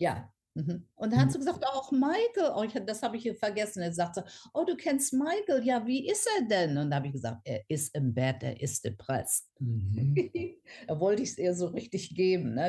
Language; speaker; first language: German; non-native, fluent; English